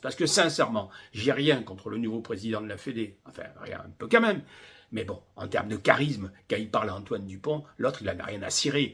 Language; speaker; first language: French; native; French